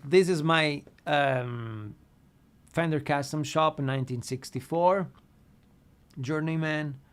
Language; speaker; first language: English; non-native, fluent; Italian